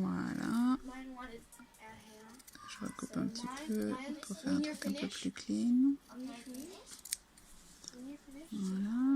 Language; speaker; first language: French; native; French